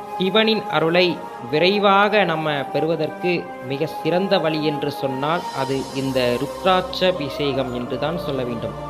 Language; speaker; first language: Tamil; native; Tamil